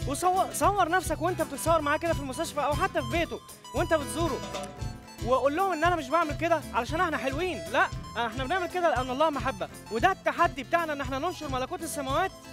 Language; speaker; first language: Arabic; native; Arabic